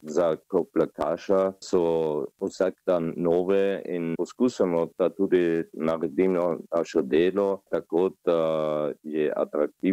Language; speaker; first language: Slovenian; non-native, learner; German